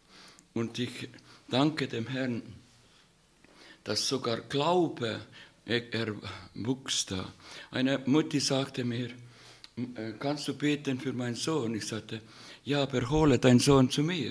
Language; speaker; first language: German; non-native, fluent; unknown